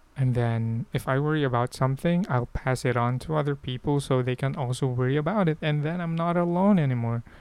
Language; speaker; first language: English; non-native, local second language; Filipino